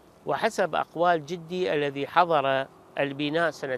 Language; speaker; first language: Arabic; native; Arabic